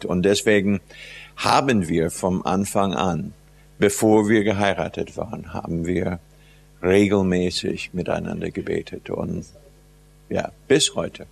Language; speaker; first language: German; non-native, fluent; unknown